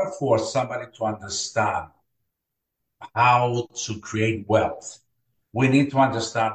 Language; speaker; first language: English; non-native, fluent; Greek